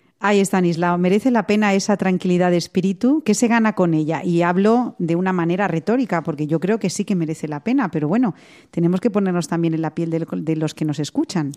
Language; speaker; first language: Spanish; native; Spanish